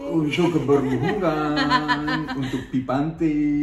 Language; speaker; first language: Indonesian; non-native, fluent; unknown